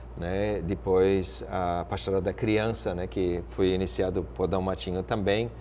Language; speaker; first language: Portuguese; non-native, fluent; German